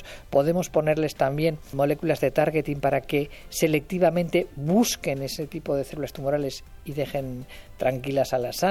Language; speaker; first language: Spanish; native; Spanish